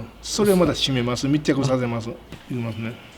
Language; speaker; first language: Japanese; native; Japanese